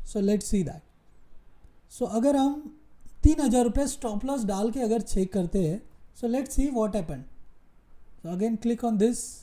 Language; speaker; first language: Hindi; native; Hindi